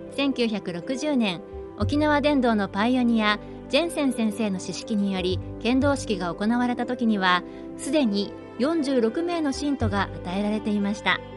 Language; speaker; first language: Japanese; native; Japanese